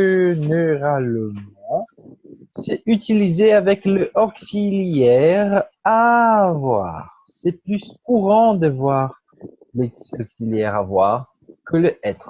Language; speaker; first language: French; non-native, fluent; Portuguese